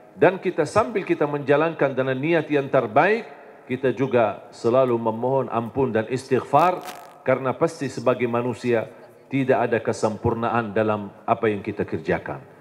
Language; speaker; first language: Indonesian; non-native, fluent; Arabic